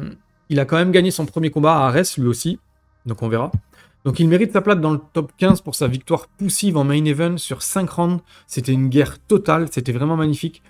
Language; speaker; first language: French; native; French